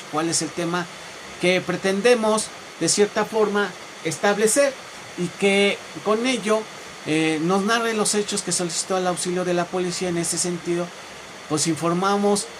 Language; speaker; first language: Spanish; native; Spanish